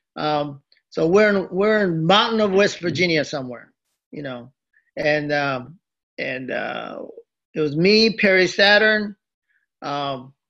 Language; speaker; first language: English; early bilingual, other home language; Japanese